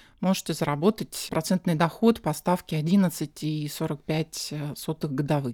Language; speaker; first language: Russian; native; Russian